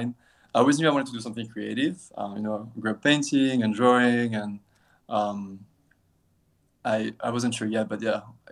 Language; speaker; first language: English; non-native, fluent; French